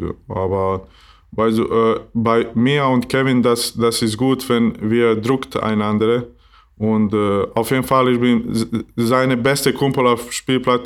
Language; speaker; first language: German; non-native, learner; Bosnian